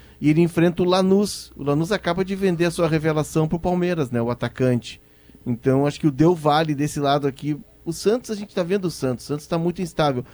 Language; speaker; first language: Portuguese; native; Portuguese